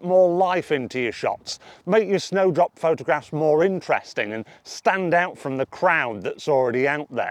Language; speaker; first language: English; native; English